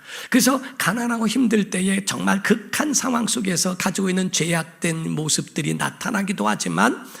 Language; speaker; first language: Korean; native; Korean